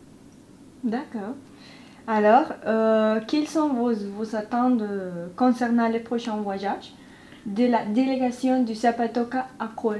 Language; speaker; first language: French; non-native, learner; Spanish